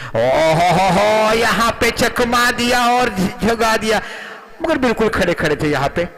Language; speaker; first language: Hindi; non-native, local second language; Marathi